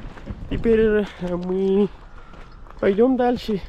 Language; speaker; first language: Russian; non-native, learner; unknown